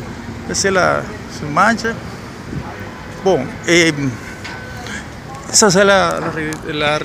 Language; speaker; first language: French; non-native, learner; Spanish